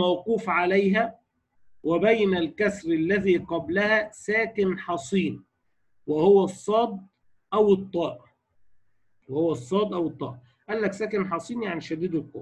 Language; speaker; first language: Arabic; native; Arabic